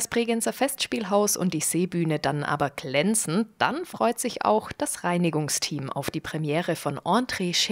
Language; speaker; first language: German; native; German